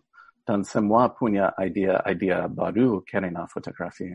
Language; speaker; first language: Indonesian; non-native, fluent; English